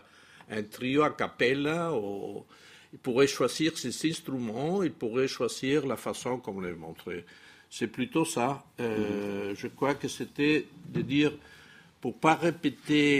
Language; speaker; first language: French; non-native, fluent; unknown